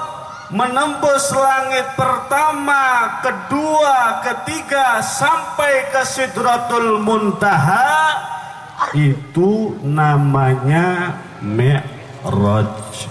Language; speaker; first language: Indonesian; non-native, local second language; Javanese